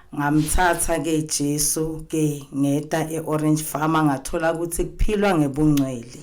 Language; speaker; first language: Zulu; non-native, local second language; Swati